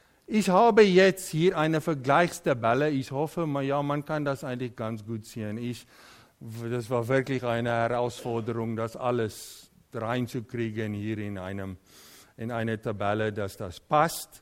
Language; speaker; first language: German; non-native, fluent; Dutch